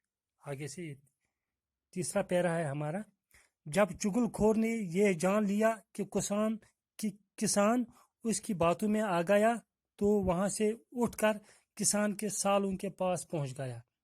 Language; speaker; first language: Hindi; non-native, local second language; Kashmiri